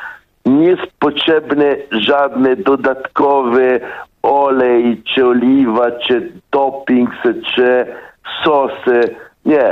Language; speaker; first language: Polish; non-native, fluent; Italian